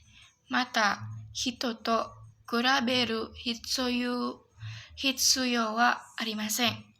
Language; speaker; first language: Japanese; non-native, learner; Indonesian